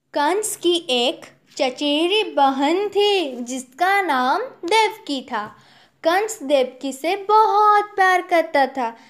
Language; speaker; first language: Hindi; non-native, local second language; Odia